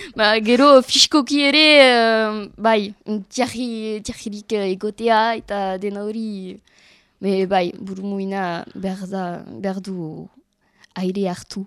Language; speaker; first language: Basque; non-native, learner; French